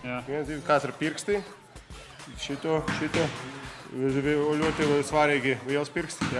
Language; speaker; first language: Latvian; non-native, learner; Russian